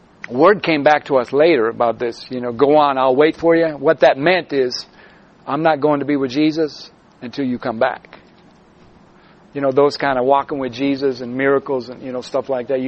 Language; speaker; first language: English; native; English